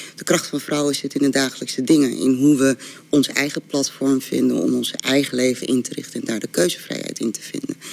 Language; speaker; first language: Dutch; early bilingual, other home language; Korean